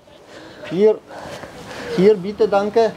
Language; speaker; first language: German; early bilingual, other home language; Russian